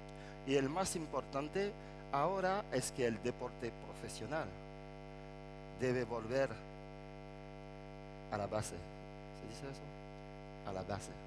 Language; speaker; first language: Spanish; non-native, fluent; French